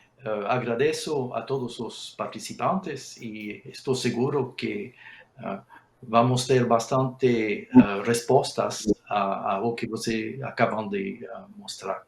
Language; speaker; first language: Portuguese; non-native, fluent; Spanish